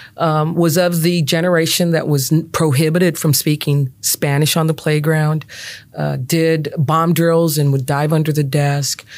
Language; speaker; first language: English; native; English